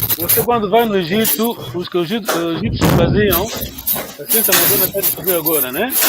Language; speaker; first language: Portuguese; non-native, local second language; Kongo